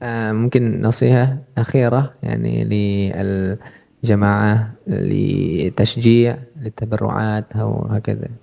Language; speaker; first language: Arabic; non-native, learner; Indonesian